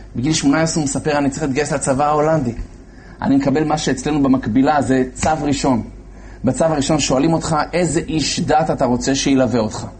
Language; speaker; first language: Hebrew; native; Hebrew